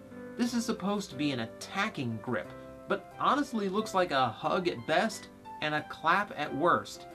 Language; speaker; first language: English; native; English